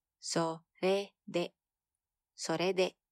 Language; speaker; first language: Japanese; non-native, fluent; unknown